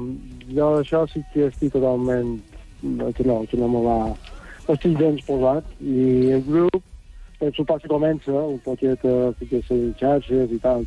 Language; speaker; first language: Spanish; non-native, learner; English